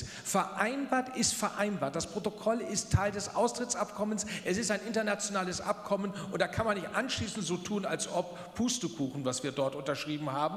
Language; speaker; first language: German; native; German